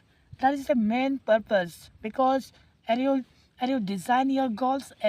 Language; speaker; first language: English; non-native, learner; Hindi